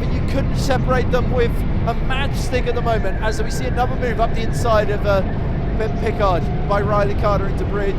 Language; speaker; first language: English; native; English